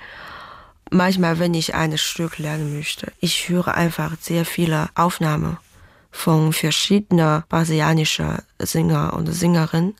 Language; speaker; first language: German; early bilingual, other home language; Chinese